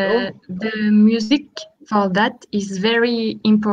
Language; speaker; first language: English; non-native, learner; French